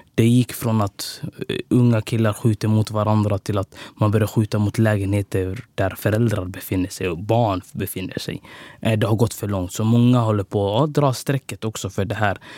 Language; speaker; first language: Swedish; early bilingual, other home language; Somali